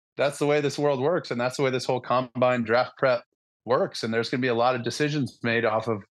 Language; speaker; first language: English; early bilingual, other home language; Spanish